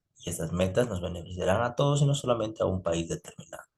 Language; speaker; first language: Spanish; native; Spanish